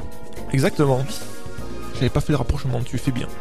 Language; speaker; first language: French; native; French